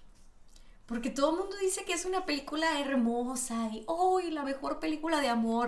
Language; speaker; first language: Spanish; native; Spanish